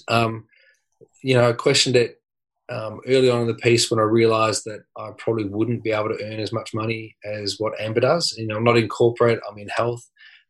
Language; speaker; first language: English; native; English